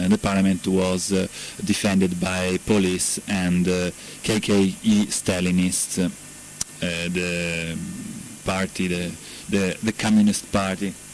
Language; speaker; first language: English; non-native, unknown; Italian